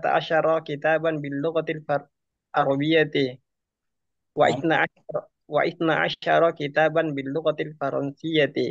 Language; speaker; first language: Arabic; non-native, learner; Indonesian